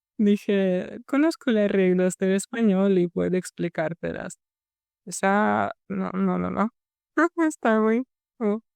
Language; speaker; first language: Spanish; non-native, fluent; Russian